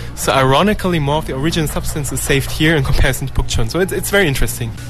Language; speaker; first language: English; non-native, fluent; German